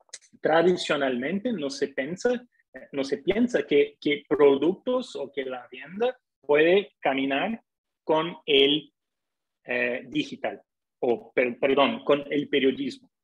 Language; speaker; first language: Spanish; non-native, fluent; Portuguese